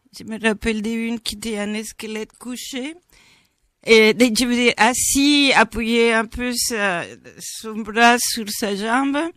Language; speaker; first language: French; non-native, fluent; Spanish